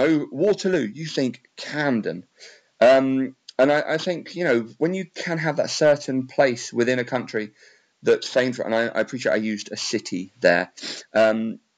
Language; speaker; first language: English; native; English